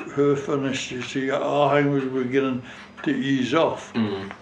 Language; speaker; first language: English; native; English